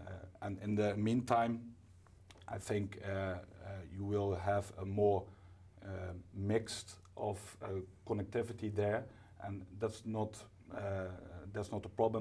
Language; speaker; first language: English; non-native, fluent; Dutch